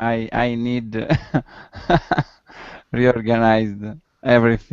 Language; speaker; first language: English; non-native, learner; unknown